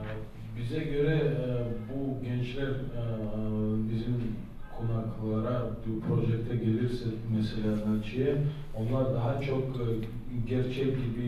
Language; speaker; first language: Turkish; non-native, learner; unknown